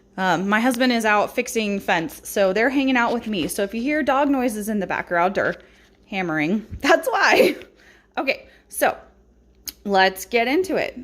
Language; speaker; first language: English; native; English